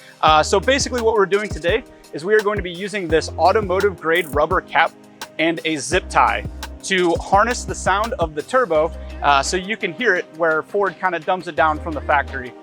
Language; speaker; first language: English; native; English